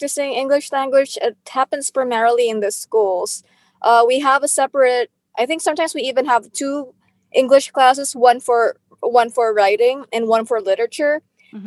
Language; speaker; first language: English; non-native, local second language; Filipino